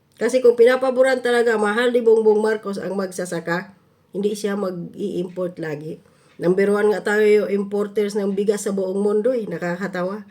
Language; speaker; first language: Filipino; non-native, local second language; Cebuano